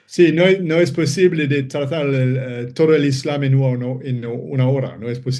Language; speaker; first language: Spanish; non-native, fluent; German